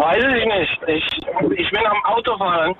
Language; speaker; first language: German; early bilingual, other home language; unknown